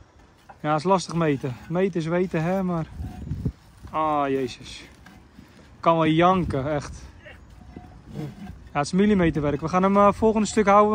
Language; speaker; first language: Dutch; native; Dutch